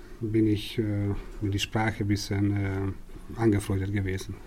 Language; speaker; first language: German; non-native, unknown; Hungarian